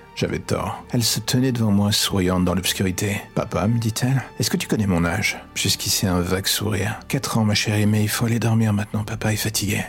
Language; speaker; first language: French; native; French